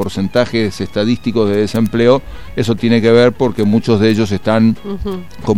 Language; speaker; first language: Spanish; native; Spanish